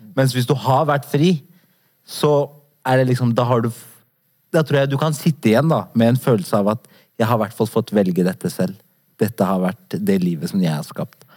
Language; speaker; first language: Norwegian; early bilingual, other home language; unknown